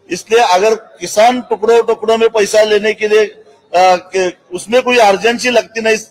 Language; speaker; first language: Hindi; non-native, local second language; Marathi